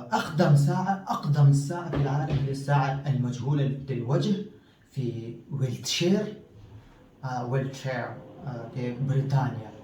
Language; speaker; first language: Arabic; non-native, fluent; Pashto